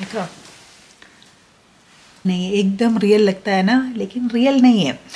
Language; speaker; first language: Hindi; non-native, local second language; Malayalam